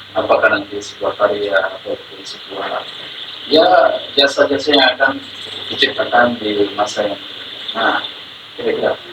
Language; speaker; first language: Indonesian; native; Indonesian